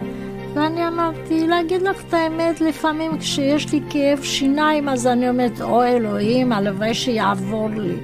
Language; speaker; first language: Hebrew; non-native, fluent; Romanian